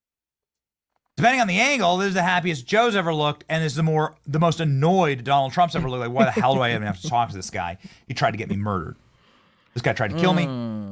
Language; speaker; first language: English; native; English